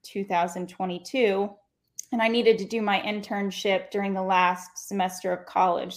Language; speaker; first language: English; native; English